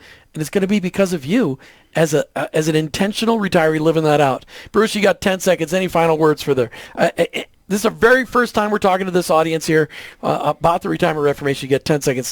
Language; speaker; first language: English; native; English